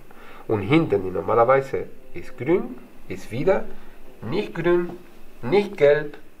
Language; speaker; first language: German; non-native, fluent; Spanish